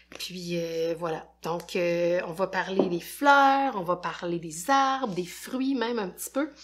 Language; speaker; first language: French; native; French